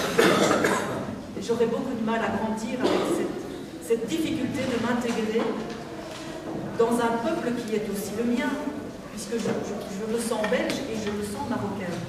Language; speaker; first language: French; native; French